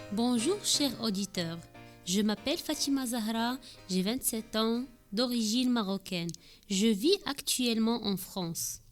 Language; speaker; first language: French; non-native, learner; Arabic